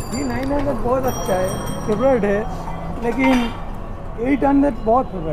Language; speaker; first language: Hindi; native; Hindi